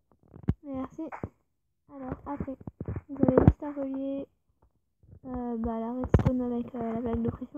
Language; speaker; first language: French; native; French